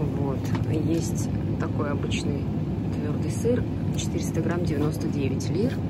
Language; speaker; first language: Russian; native; Russian